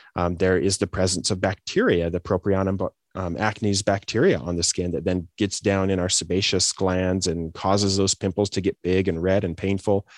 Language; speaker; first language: English; native; English